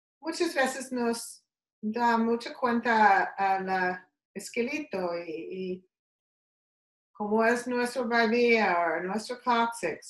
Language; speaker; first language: Spanish; non-native, learner; English